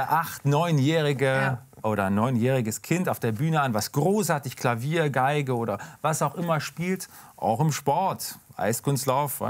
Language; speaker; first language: German; native; German